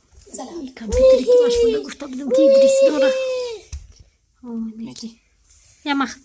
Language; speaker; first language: German; non-native, fluent; Tajik